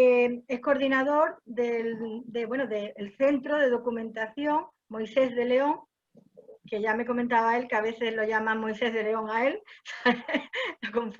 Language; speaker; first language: Spanish; native; Spanish